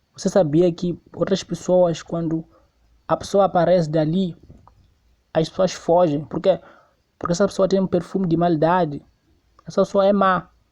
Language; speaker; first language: Portuguese; non-native, local second language; Tsonga